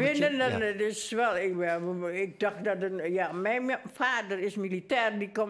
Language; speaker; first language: Dutch; early bilingual, other home language; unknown